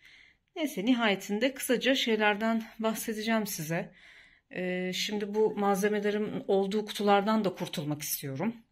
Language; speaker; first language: Turkish; native; Turkish